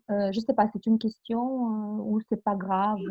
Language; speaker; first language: French; non-native, fluent; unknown